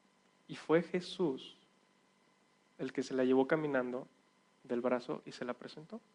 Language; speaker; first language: Spanish; native; Spanish